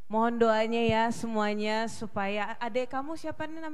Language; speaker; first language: Indonesian; native; Indonesian